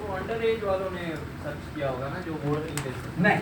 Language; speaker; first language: Urdu; native; Urdu